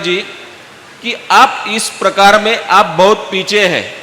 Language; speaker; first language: Hindi; non-native, local second language; Marathi